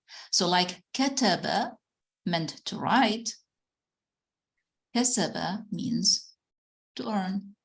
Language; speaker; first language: English; non-native, fluent; Arabic